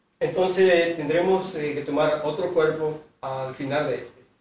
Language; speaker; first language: Spanish; native; Spanish